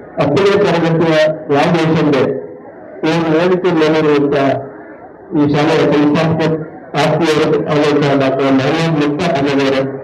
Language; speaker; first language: Kannada; non-native, local second language; Urdu